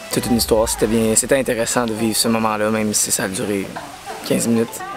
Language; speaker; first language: French; native; French